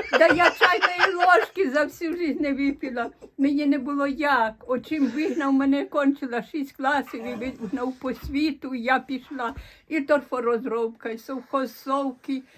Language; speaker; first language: Ukrainian; native; Ukrainian